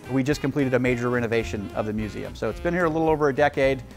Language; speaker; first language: English; native; English